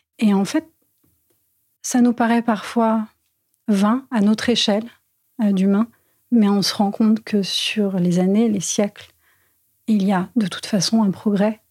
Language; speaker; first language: French; native; French